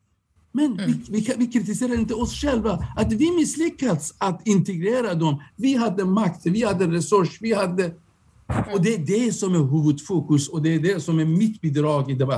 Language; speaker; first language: Swedish; non-native, fluent; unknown